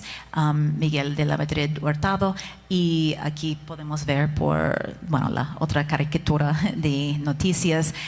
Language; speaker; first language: Spanish; non-native, fluent; English